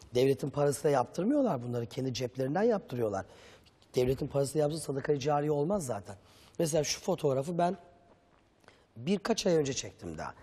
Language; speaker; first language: Turkish; native; Turkish